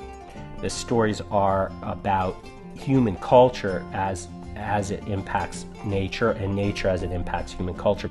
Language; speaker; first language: English; native; English